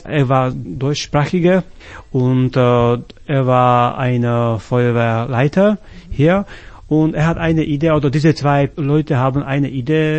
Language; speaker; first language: German; non-native, fluent; Slovak